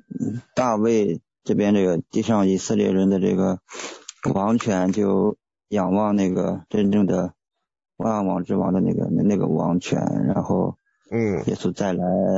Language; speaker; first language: Chinese; native; Chinese